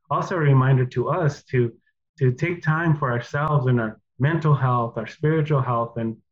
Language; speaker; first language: English; early bilingual, other home language; Spanish